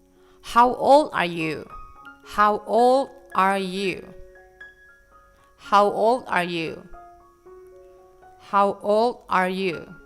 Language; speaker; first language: English; non-native, fluent; Indonesian